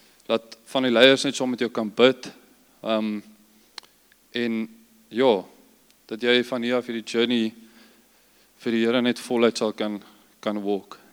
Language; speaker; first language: Afrikaans; early bilingual, heritage; Afrikaans